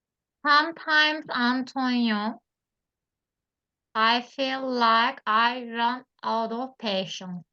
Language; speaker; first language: English; non-native, learner; Turkish